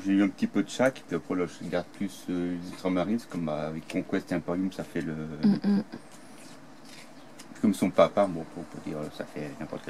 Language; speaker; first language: French; native; French